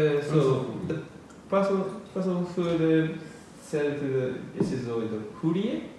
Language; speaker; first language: English; non-native, learner; Japanese